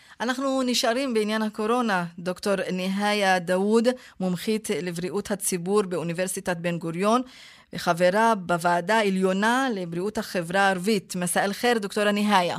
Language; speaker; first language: Hebrew; non-native, local second language; Arabic